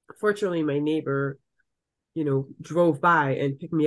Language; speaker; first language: English; non-native, fluent; French